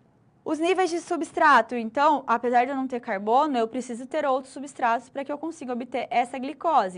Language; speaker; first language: Portuguese; native; Portuguese